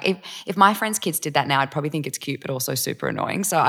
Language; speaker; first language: English; native; English